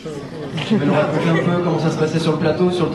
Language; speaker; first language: French; native; French